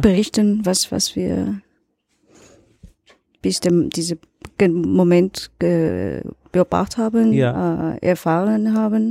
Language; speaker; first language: German; non-native, learner; Portuguese